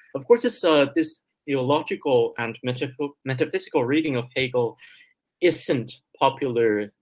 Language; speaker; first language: English; early bilingual, other home language; Chinese